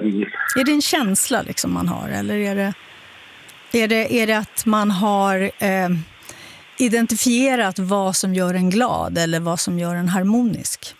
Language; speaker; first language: Swedish; native; Swedish